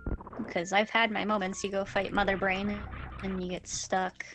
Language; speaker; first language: English; native; English